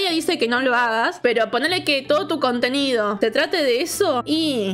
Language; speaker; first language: Spanish; native; Spanish